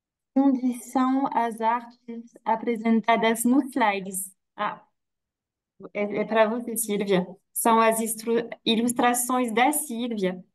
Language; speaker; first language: Portuguese; non-native, fluent; French